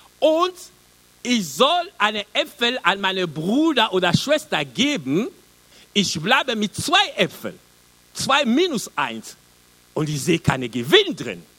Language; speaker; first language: German; non-native, learner; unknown